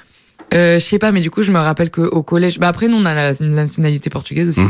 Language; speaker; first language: French; native; French